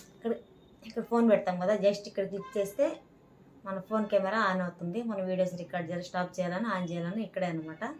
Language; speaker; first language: Telugu; native; Telugu